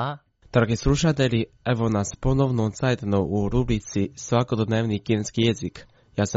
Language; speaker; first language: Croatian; non-native, fluent; Chinese